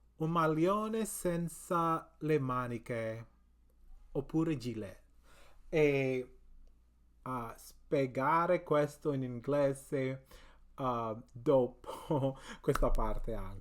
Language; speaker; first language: Italian; non-native, learner; English